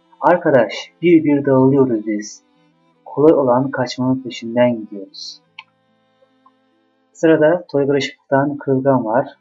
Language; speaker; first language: Turkish; native; Turkish